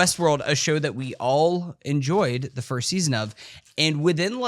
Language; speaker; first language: English; native; English